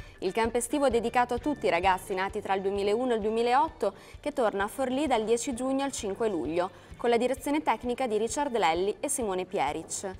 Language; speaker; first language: Italian; native; Italian